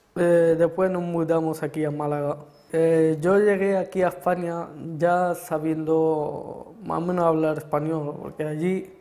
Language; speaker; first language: Spanish; early bilingual, other home language; Arabic